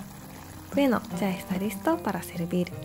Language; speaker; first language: Spanish; non-native, fluent; Japanese